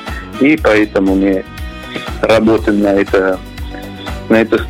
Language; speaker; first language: Russian; non-native, learner; Italian